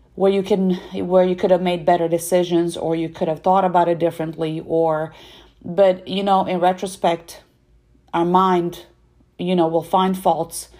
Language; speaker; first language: English; non-native, fluent; Russian